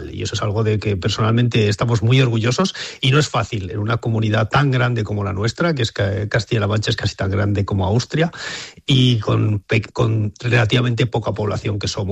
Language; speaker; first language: Spanish; native; Spanish